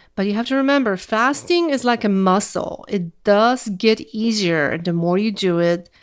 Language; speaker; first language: English; non-native, fluent; Polish